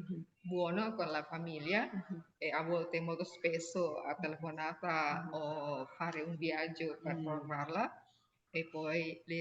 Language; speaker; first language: Italian; non-native, learner; Indonesian